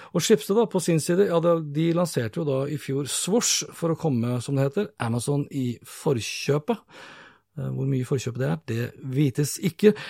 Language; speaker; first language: Norwegian; native; Norwegian